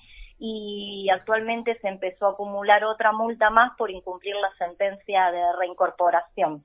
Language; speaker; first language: Spanish; native; Spanish